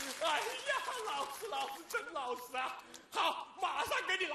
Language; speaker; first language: Chinese; native; Chinese